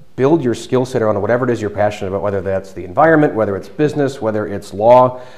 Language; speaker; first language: English; native; English